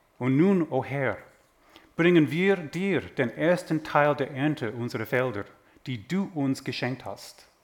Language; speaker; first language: German; non-native, fluent; English